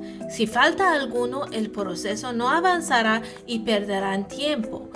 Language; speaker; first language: Spanish; non-native, fluent; Persian